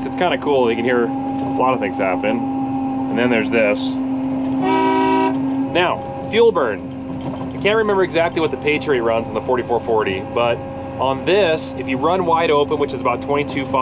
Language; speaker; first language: English; native; English